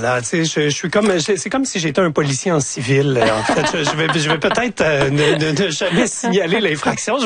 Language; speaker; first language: French; native; French